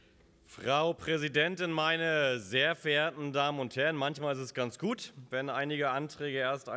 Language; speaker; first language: German; native; German